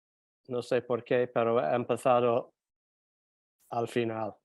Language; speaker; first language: Spanish; non-native, fluent; English